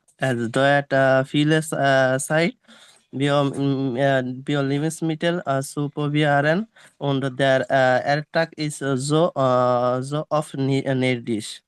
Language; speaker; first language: German; non-native, learner; Bangla